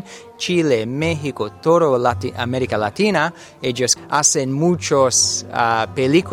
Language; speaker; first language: Spanish; non-native, fluent; English